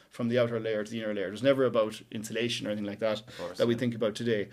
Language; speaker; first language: English; native; English